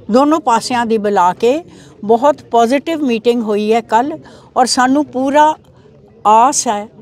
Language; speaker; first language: Hindi; non-native, local second language; Punjabi